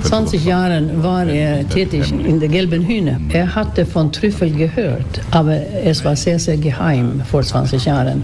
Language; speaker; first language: Swedish; non-native, learner; German